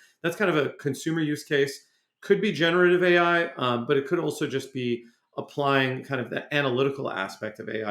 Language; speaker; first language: English; native; English